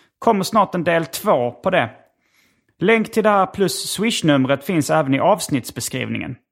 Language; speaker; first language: Swedish; native; Swedish